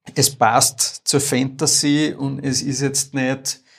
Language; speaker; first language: German; native; German